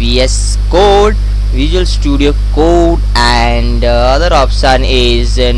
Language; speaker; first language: English; non-native, learner; Hindi